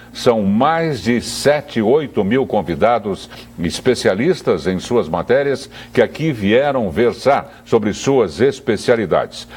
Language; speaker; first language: Portuguese; native; Portuguese